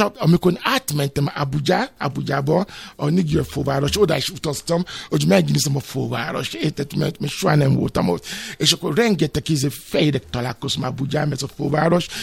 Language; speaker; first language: Hungarian; non-native, fluent; Yoruba